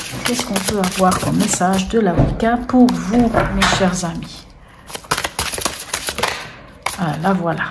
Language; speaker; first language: French; native; French